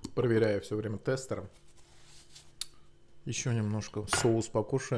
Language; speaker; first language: Russian; non-native, fluent; Azerbaijani